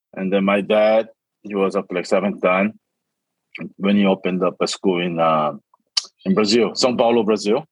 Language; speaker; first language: English; early bilingual, other home language; Korean